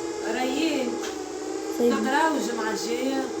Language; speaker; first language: Arabic; native; Arabic